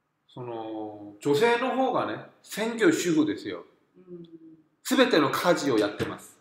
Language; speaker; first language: Japanese; non-native, fluent; Korean